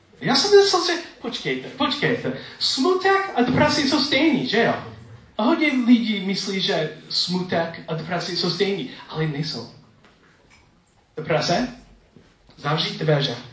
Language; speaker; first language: Czech; non-native, learner; English